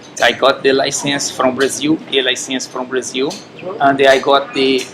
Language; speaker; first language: English; non-native, learner; Portuguese